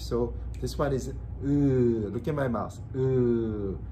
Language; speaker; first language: English; non-native, fluent; Korean